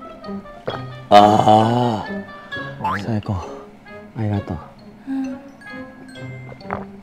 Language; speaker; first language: Japanese; non-native, learner; Vietnamese